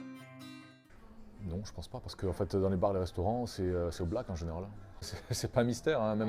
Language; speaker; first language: French; native; French